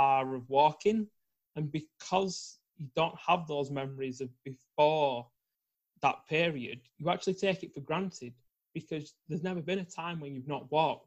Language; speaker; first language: English; native; English